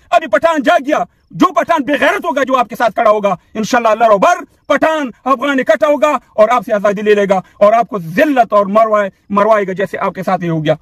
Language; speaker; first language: Urdu; non-native, local second language; Pashto